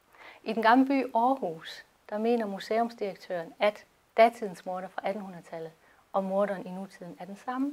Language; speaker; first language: Danish; native; Danish